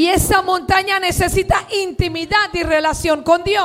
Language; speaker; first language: Spanish; early bilingual, heritage; Spanish